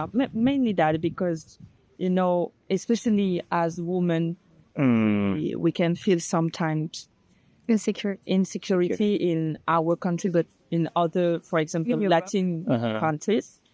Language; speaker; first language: English; non-native, learner; French